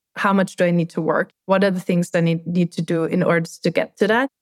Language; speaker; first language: English; non-native, fluent; German